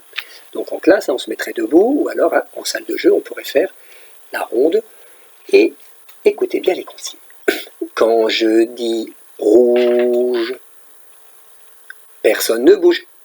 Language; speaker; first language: French; native; French